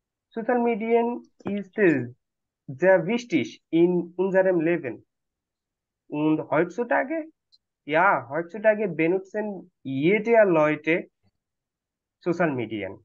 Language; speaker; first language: German; non-native, fluent; Bangla